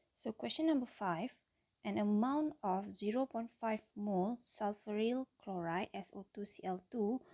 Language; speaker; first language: English; non-native, local second language; Malay